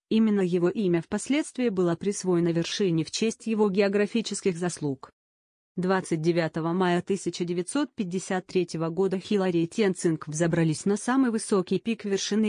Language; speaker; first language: Russian; native; Russian